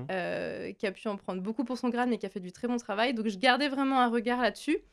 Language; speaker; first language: French; native; French